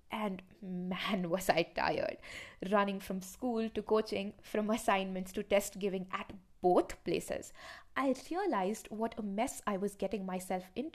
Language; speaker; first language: English; non-native, local second language; Hindi